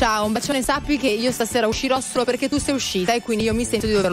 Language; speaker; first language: Italian; native; Italian